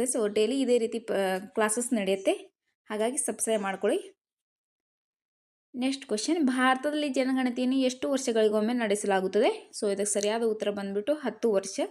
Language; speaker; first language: Kannada; native; Kannada